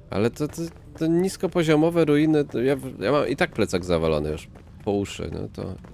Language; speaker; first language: Polish; native; Polish